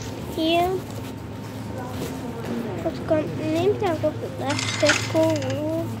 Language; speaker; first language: Finnish; early bilingual, heritage; Finnish